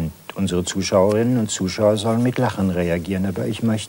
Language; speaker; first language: German; native; German